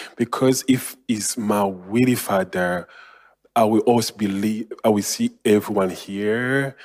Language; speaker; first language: English; non-native, learner; Rundi